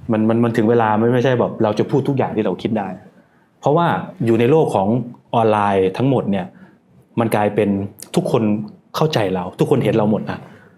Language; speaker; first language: Thai; native; Thai